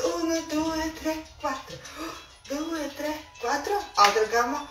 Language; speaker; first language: Italian; non-native, learner; Russian